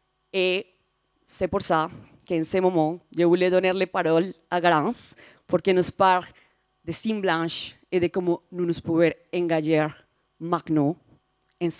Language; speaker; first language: French; non-native, fluent; Spanish